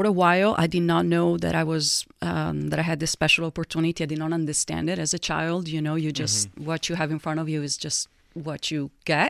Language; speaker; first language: English; non-native, fluent; Italian